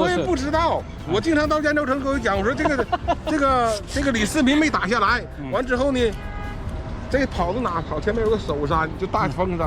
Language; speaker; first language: Chinese; native; Chinese